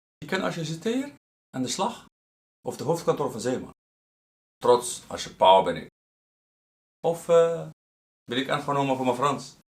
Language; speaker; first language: Dutch; non-native, fluent; Arabic